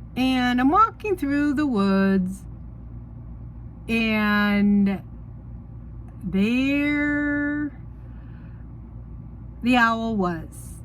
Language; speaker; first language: English; native; English